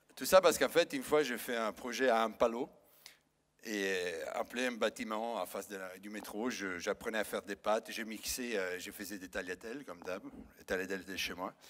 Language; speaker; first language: French; non-native, fluent; Italian